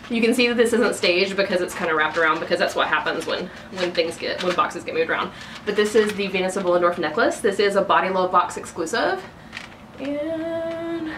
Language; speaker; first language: English; native; English